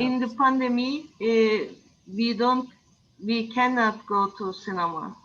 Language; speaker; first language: English; non-native, learner; Turkish